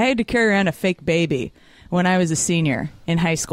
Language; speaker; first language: English; native; English